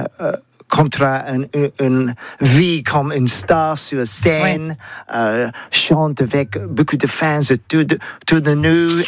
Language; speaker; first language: French; non-native, learner; English